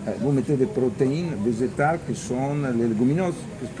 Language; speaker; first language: French; non-native, learner; Italian